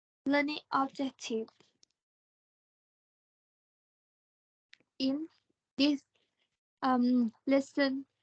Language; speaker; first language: English; non-native, learner; Thai